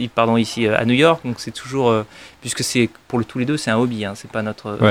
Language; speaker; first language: French; native; French